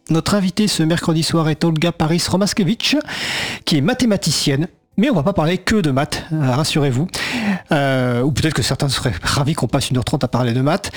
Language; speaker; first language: French; native; French